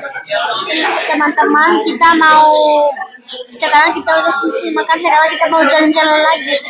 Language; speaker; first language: Indonesian; non-native, learner; Spanish